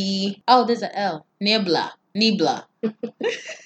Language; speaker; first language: English; non-native, local second language; Swahili